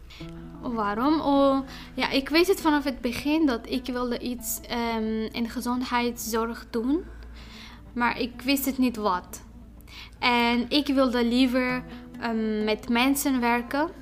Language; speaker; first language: Dutch; non-native, fluent; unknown